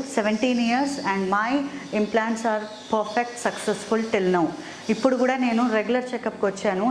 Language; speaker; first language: Telugu; native; Telugu